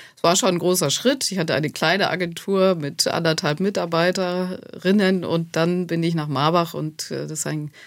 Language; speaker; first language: German; native; German